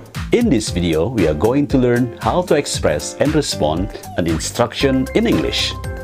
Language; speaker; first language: English; non-native, fluent; Indonesian